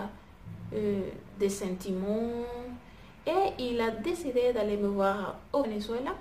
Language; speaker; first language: French; non-native, fluent; Spanish